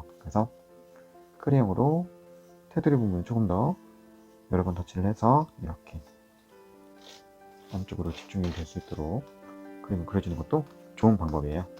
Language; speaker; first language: Korean; native; Korean